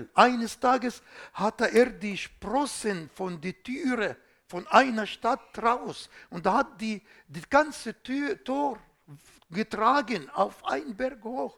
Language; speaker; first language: German; non-native, fluent; Arabic